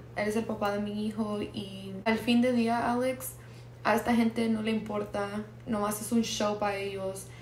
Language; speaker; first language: Spanish; early bilingual, heritage; Spanish